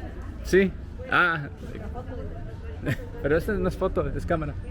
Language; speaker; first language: Spanish; early bilingual, heritage; English